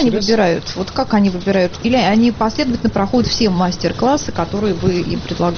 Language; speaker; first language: Russian; native; Russian